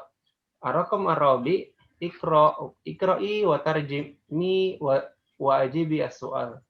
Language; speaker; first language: Arabic; non-native, fluent; Indonesian